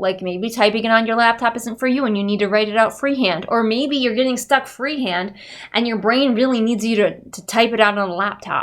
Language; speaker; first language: English; native; English